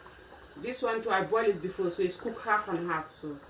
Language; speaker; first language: English; non-native, local second language; Mandingo